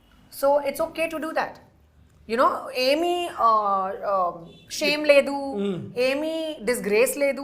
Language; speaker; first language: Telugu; non-native, learner; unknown